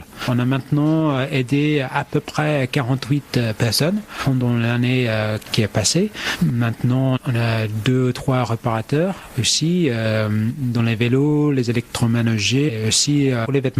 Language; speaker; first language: French; non-native, fluent; English